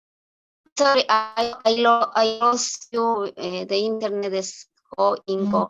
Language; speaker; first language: English; non-native, learner; Spanish